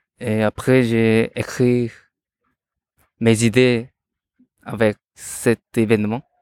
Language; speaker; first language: French; non-native, learner; Korean